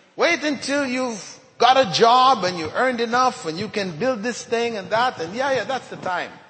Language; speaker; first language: English; native; English